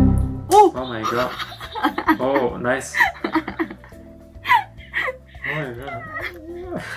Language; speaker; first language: English; non-native, learner; Spanish